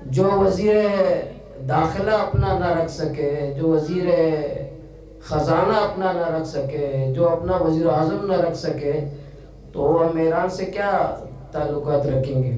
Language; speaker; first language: Urdu; non-native, local second language; Baluchi